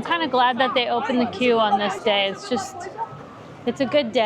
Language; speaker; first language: English; native; English